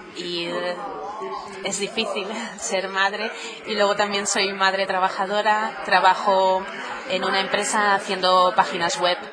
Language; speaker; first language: Spanish; native; Spanish